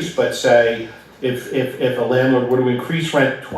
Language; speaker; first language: English; native; English